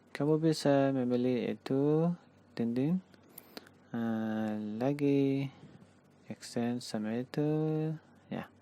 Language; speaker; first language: Indonesian; non-native, learner; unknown